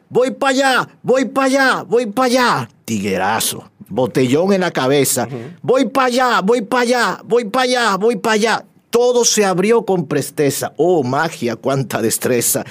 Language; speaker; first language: Spanish; native; Spanish